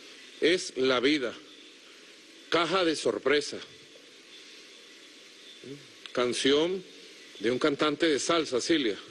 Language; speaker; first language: Spanish; native; Spanish